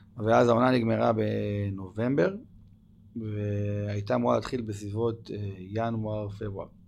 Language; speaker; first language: Hebrew; early bilingual, other home language; English